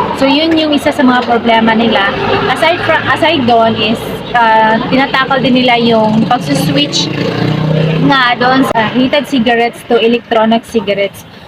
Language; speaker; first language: Filipino; non-native, local second language; Cebuano